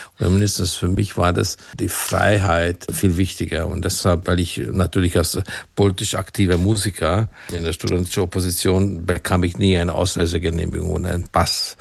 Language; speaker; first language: German; non-native, fluent; Hungarian